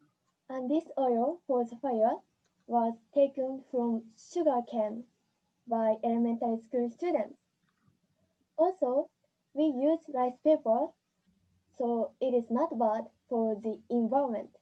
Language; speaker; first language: English; non-native, learner; Japanese